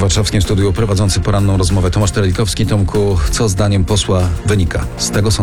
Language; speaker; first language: Polish; native; Polish